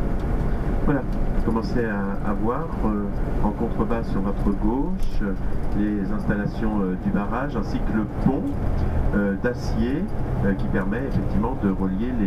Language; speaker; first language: French; native; French